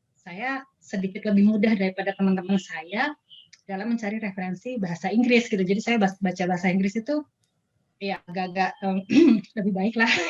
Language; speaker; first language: Indonesian; native; Indonesian